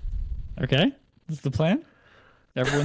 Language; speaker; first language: English; native; English